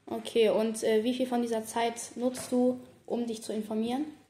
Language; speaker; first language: German; native; German